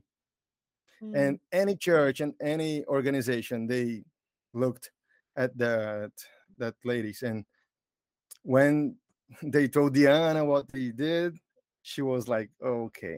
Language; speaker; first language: English; non-native, fluent; Portuguese